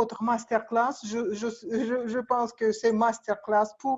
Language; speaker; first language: French; non-native, learner; Russian